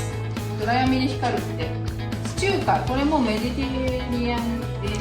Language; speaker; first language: Japanese; native; Japanese